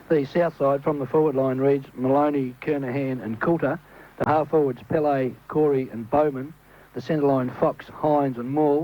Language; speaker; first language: English; native; English